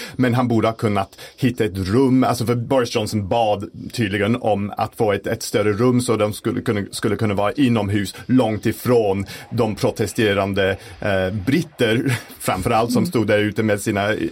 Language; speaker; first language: Swedish; non-native, fluent; English